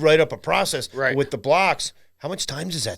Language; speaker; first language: English; native; English